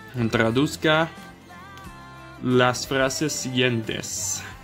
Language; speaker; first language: Spanish; non-native, learner; French